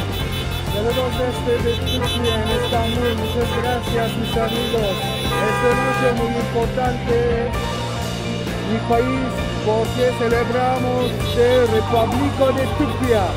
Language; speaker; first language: Spanish; non-native, learner; Turkish